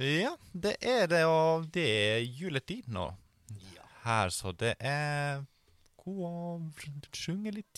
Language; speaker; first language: Norwegian; non-native, fluent; Finnish